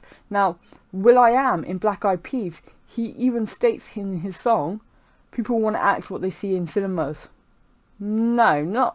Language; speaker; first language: English; native; English